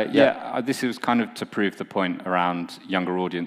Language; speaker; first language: English; native; English